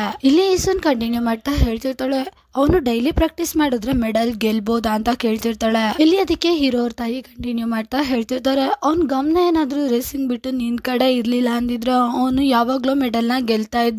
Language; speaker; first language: Kannada; native; Kannada